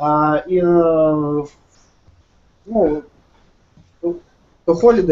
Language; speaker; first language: English; non-native, learner; Russian